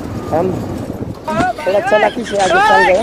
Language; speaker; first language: Hindi; non-native, learner; Nepali